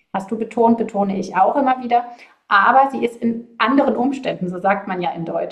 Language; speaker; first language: German; native; German